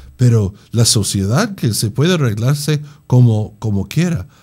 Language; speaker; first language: Spanish; non-native, fluent; English